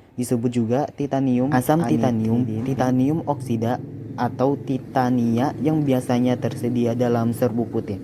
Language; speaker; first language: Indonesian; native; Indonesian